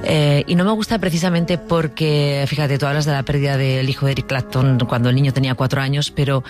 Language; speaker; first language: Spanish; native; Spanish